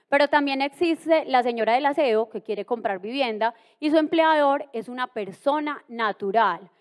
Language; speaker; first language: Spanish; native; Spanish